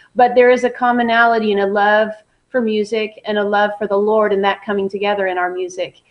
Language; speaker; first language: English; native; English